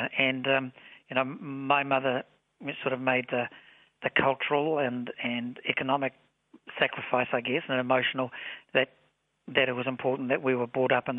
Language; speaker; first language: English; native; English